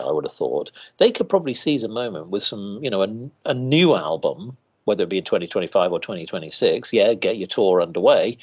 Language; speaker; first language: English; native; English